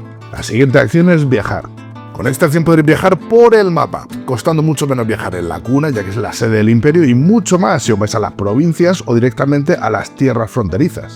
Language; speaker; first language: Spanish; native; Spanish